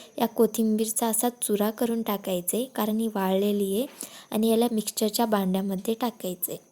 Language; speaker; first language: Marathi; non-native, local second language; Lambadi